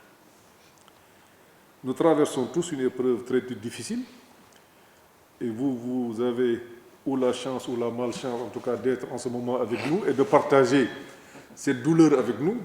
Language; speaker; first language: French; non-native, local second language; Wolof